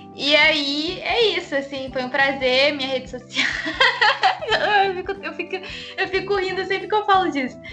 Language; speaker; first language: Portuguese; native; Portuguese